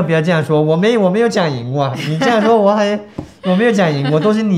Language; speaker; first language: Chinese; native; Chinese